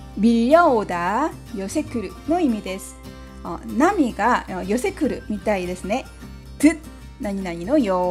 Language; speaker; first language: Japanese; non-native, fluent; Korean